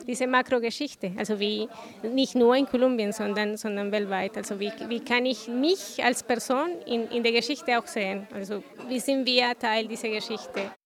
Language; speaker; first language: German; non-native, fluent; Spanish